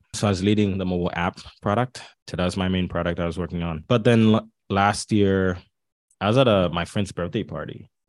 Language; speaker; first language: English; early bilingual, other home language; Haitian Creole